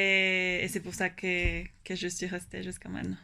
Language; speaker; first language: French; non-native, fluent; Spanish